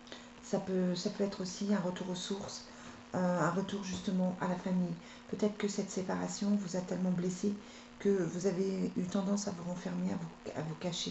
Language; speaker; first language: French; native; French